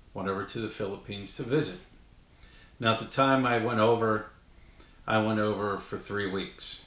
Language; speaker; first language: English; native; English